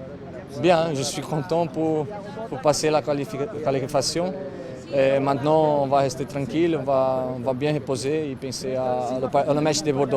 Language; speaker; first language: French; non-native, fluent; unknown